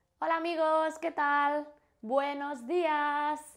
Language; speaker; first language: Spanish; non-native, fluent; Indonesian